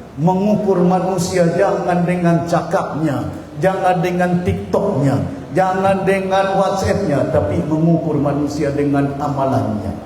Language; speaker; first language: Malay; native; Malay